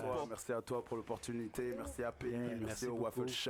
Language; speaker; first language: French; native; French